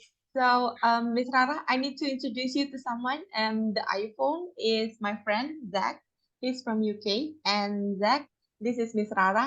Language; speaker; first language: English; non-native, fluent; Indonesian